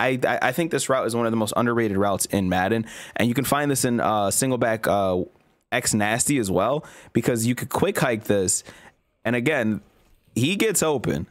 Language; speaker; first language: English; native; English